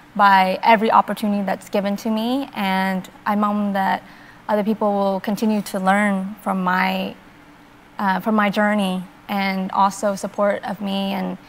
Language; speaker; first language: English; early bilingual, other home language; Vietnamese